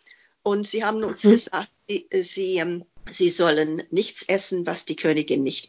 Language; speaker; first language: German; non-native, fluent; English